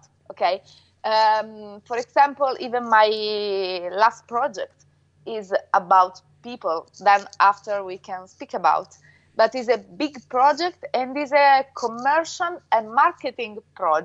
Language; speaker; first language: English; non-native, fluent; Italian